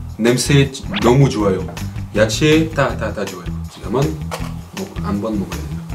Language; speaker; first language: Korean; non-native, learner; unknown